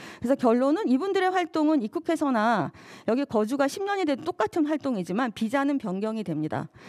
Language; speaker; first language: Korean; native; Korean